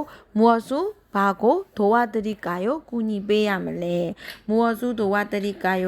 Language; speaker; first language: Korean; non-native, fluent; Burmese